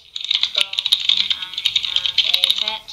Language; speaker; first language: English; native; English